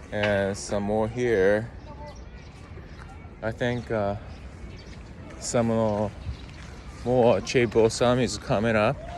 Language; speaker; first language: English; non-native, learner; Japanese